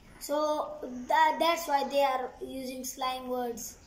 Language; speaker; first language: English; non-native, learner; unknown